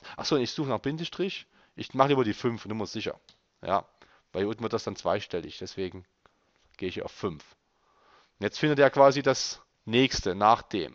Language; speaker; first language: German; native; German